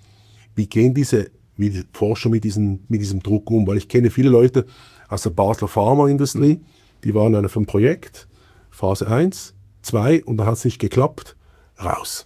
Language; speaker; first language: German; native; German